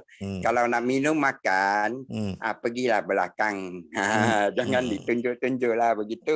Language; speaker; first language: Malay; non-native, local second language; Chinese